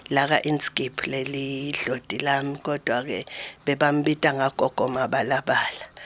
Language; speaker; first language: Zulu; non-native, local second language; Swati